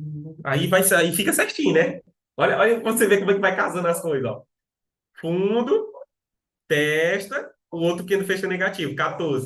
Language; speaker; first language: Portuguese; native; Portuguese